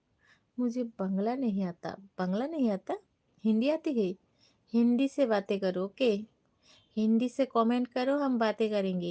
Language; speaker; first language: Hindi; non-native, local second language; Bangla